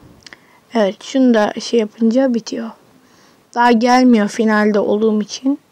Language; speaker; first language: Turkish; native; Turkish